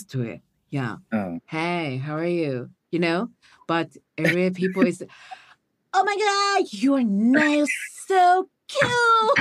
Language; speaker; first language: English; non-native, learner; Japanese